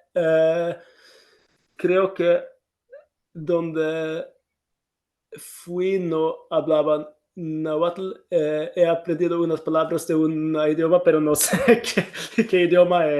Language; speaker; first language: Spanish; non-native, fluent; Norwegian